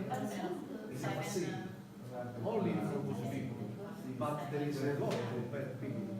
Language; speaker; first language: English; non-native, learner; Italian